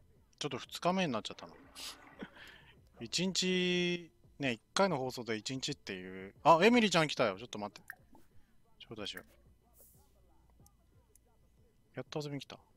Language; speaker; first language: Japanese; native; Japanese